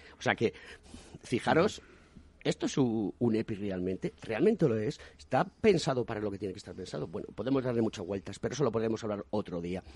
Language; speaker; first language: Spanish; native; Spanish